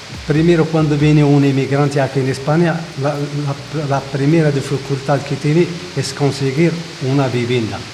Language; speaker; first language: Spanish; non-native, fluent; Arabic